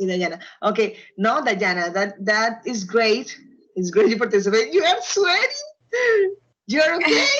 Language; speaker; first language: English; non-native, fluent; Spanish